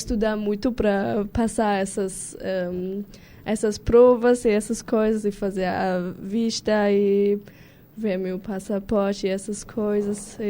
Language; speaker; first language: Portuguese; non-native, learner; German